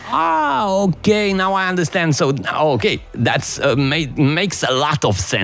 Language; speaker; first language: English; non-native, fluent; Romanian